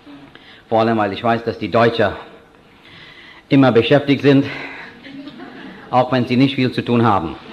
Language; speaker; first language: German; non-native, fluent; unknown